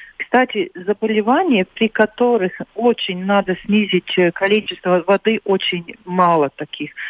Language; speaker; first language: Russian; non-native, local second language; Latvian